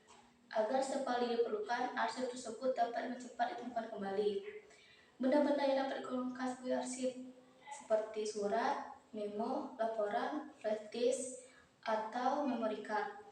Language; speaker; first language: Indonesian; native; Indonesian